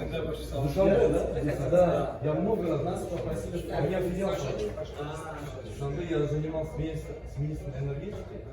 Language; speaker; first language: Russian; non-native, local second language; Turkmen